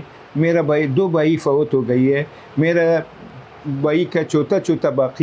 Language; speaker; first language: Hindi; non-native, learner; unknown